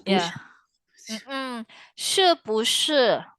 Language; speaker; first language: Chinese; non-native, fluent; Indonesian